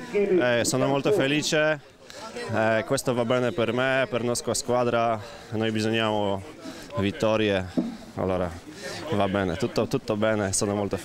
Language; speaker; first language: Italian; non-native, learner; Polish